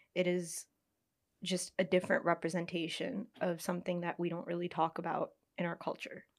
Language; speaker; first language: English; early bilingual, other home language; Hindi